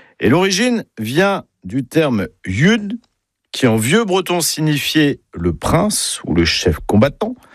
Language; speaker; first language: French; native; French